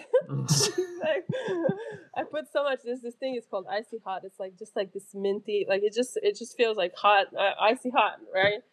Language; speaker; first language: English; non-native, fluent; Romanian